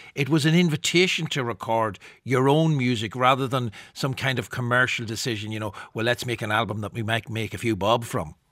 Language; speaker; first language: English; native; English